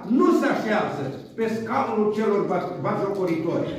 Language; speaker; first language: Romanian; native; Romanian